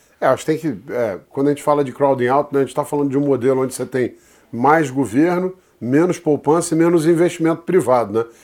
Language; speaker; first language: Portuguese; native; Portuguese